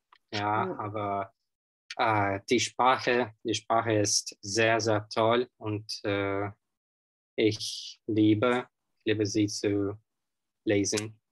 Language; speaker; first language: German; non-native, learner; Russian